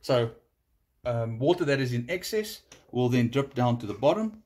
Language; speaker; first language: English; non-native, local second language; Afrikaans